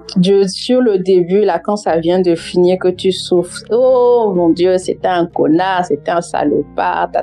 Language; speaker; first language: French; native; French